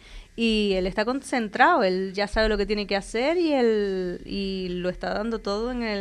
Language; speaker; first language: Spanish; native; Spanish